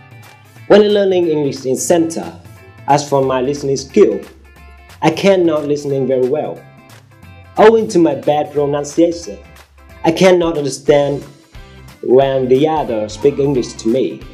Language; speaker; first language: English; non-native, learner; Vietnamese